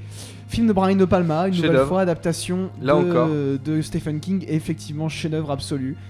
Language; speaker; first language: French; native; French